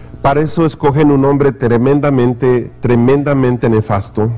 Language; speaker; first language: Spanish; native; Spanish